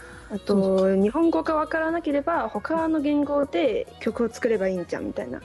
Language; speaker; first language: Japanese; non-native, fluent; Chinese